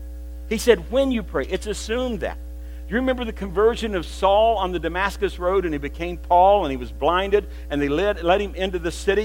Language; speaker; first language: English; native; English